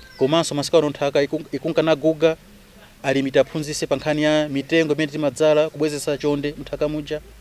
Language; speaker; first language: Nyanja; non-native, local second language; Tumbuka